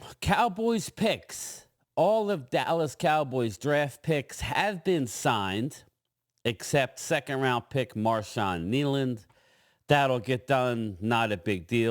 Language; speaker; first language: English; native; English